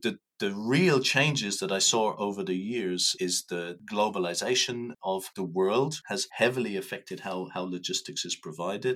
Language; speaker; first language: English; native; English